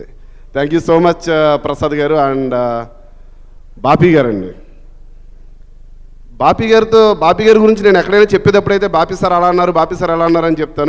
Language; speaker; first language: Telugu; native; Telugu